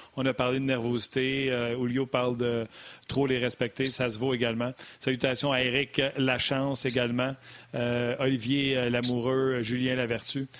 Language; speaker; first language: French; native; French